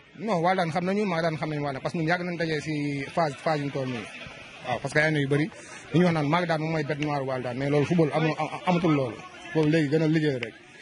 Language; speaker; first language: Wolof; native; Wolof